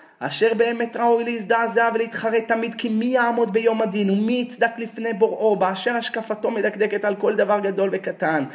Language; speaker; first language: Hebrew; native; Hebrew